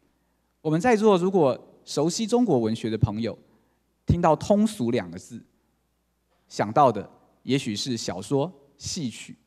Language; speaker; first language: Chinese; native; Chinese